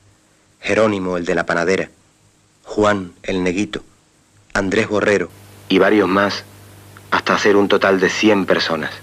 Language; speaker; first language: Spanish; native; Spanish